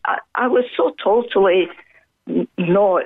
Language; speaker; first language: English; native; English